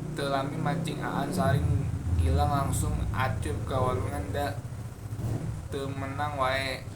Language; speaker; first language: Sundanese; non-native, local second language; Indonesian